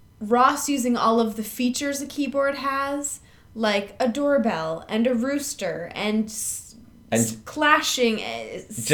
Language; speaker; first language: English; native; English